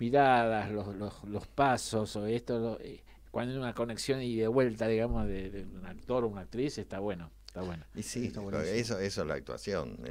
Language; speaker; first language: Spanish; native; Spanish